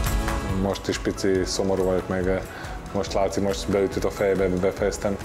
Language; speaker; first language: Hungarian; non-native, learner; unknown